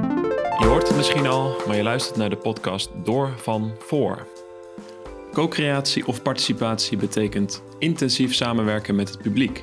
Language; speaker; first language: Dutch; native; Dutch